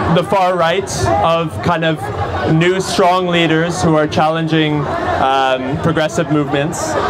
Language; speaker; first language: English; native; English